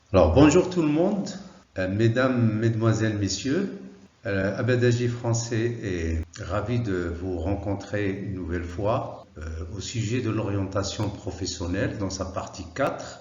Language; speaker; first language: French; non-native, local second language; Arabic